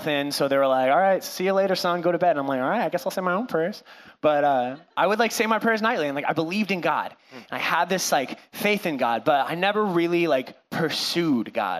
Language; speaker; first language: English; native; English